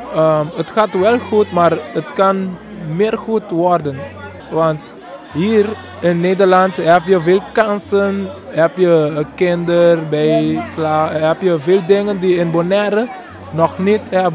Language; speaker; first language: Dutch; non-native, local second language; Papiamento